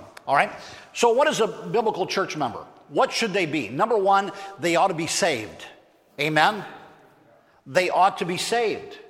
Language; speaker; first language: English; native; English